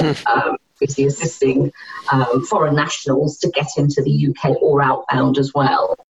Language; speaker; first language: English; native; English